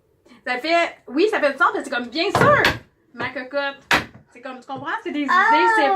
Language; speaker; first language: French; native; French